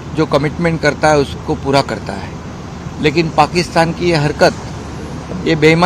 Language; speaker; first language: Hindi; non-native, local second language; Marathi